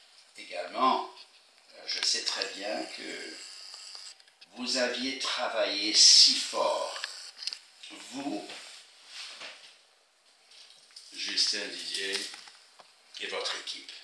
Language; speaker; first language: French; non-native, fluent; English